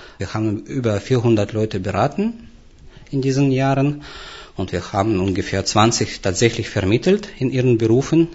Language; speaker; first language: German; non-native, fluent; Russian